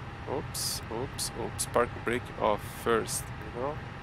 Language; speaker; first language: English; non-native, learner; Portuguese